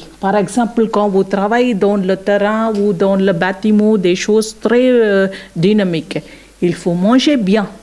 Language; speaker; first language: French; non-native, learner; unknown